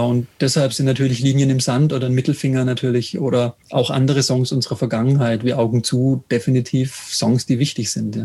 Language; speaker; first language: German; native; German